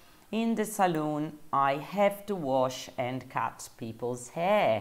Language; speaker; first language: English; non-native, fluent; Italian